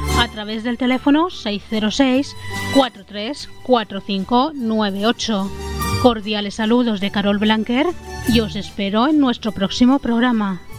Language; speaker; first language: Spanish; native; Spanish